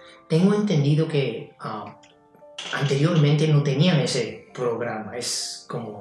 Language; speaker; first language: Spanish; non-native, fluent; Chinese